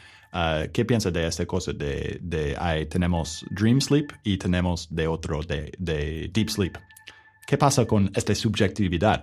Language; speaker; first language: Spanish; non-native, learner; English